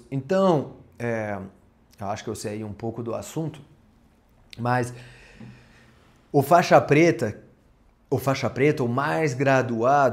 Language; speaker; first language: Portuguese; non-native, fluent; French